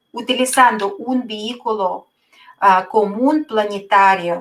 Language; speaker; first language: Spanish; non-native, fluent; Russian